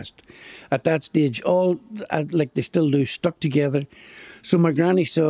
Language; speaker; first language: English; native; English